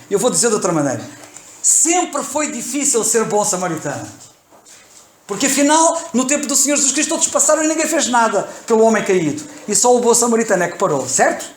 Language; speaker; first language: Portuguese; native; Portuguese